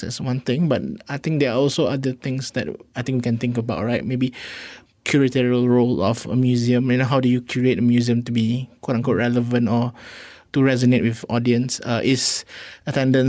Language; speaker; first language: English; non-native, local second language; Malay